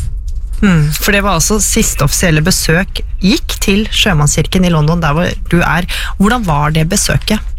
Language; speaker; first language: Norwegian; native; Norwegian